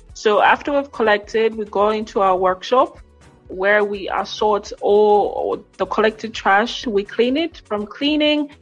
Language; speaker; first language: English; non-native, local second language; Nyanja